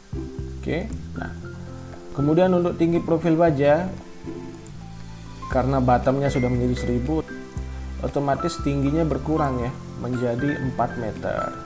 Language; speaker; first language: Indonesian; native; Indonesian